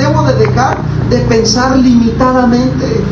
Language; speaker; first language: Spanish; native; Spanish